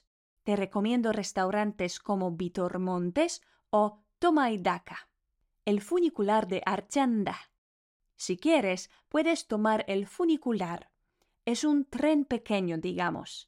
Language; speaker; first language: Spanish; non-native, fluent; Polish